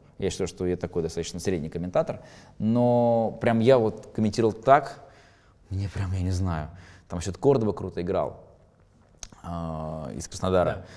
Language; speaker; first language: Russian; native; Russian